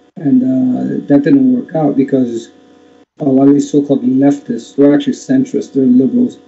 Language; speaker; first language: English; native; English